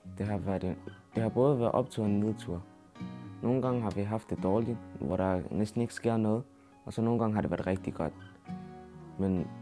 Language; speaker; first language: Danish; early bilingual, other home language; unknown